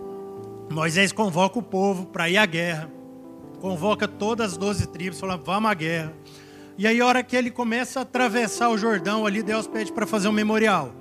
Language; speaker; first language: Portuguese; native; Portuguese